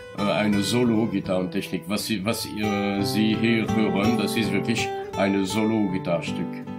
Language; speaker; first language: German; non-native, local second language; French